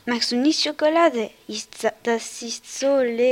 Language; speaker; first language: German; non-native, learner; French